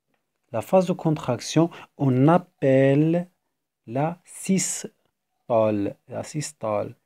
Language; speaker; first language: French; non-native, fluent; Arabic